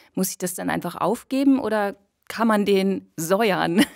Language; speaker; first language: German; native; German